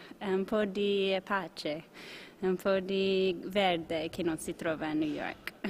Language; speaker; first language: Italian; non-native, learner; English